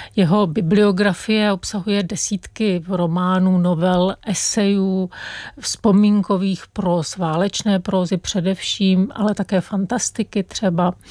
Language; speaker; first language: Czech; native; Czech